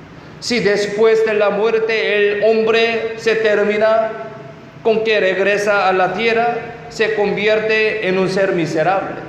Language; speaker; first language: Spanish; non-native, fluent; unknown